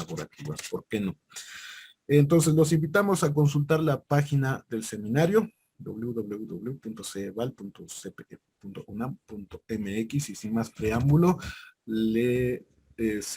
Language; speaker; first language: Spanish; native; Spanish